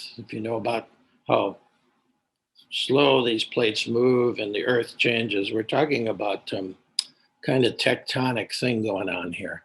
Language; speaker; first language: English; native; English